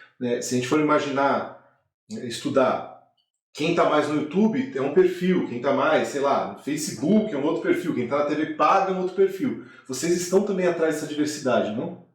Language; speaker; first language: Portuguese; native; Portuguese